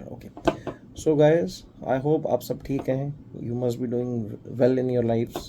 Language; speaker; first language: English; non-native, local second language; Hindi